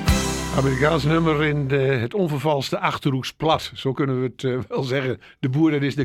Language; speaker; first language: Dutch; native; Dutch